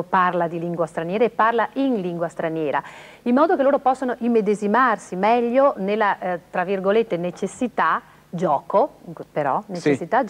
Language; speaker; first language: Italian; native; Italian